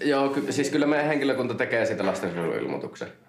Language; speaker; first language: Finnish; native; Finnish